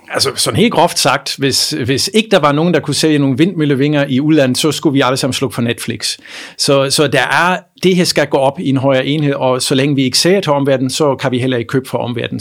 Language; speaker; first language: Danish; non-native, fluent; German